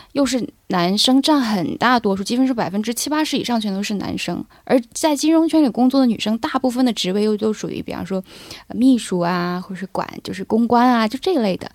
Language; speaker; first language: Chinese; native; Chinese